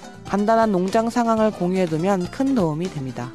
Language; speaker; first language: Korean; native; Korean